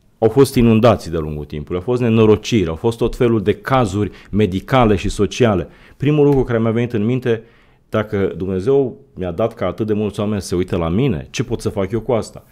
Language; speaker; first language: Romanian; native; Romanian